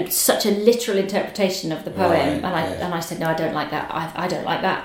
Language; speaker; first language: English; native; English